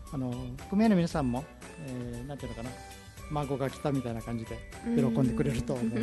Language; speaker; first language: Japanese; native; Japanese